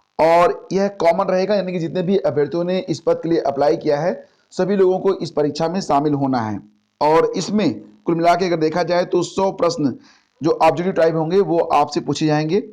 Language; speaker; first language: Hindi; native; Hindi